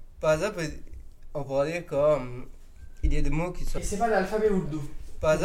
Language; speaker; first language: French; non-native, learner; Urdu